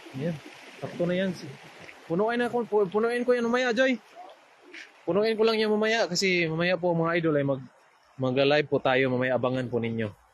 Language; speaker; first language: Filipino; non-native, local second language; Cebuano